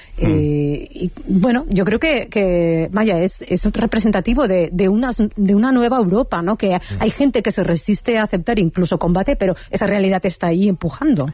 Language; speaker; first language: Spanish; native; Spanish